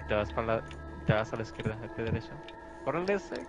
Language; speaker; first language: Spanish; early bilingual, other home language; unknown